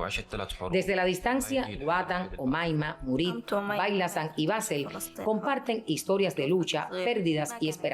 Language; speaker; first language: Spanish; native; Spanish